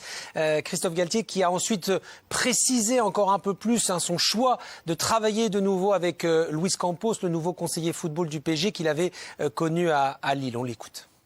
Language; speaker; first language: French; native; French